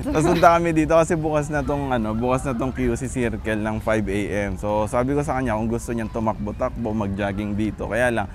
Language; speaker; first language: Filipino; native; Filipino